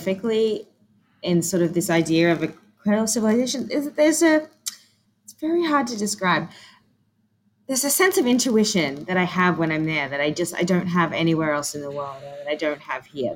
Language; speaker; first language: English; native; English